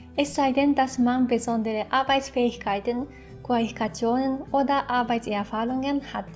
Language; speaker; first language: German; non-native, fluent; Japanese